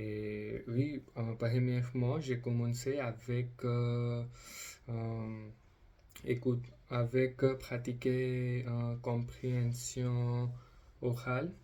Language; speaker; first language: French; non-native, learner; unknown